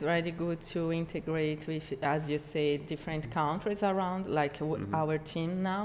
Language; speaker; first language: English; non-native, learner; Portuguese